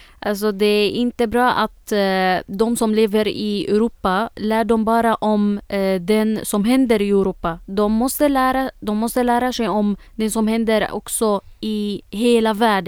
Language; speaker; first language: Swedish; non-native, fluent; Arabic